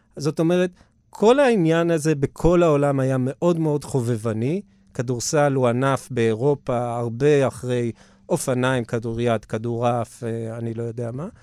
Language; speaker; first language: Hebrew; early bilingual, other home language; English